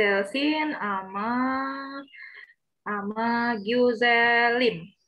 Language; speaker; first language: Turkish; non-native, learner; Indonesian